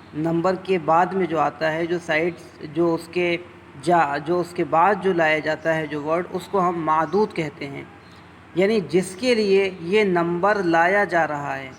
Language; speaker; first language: Urdu; native; Urdu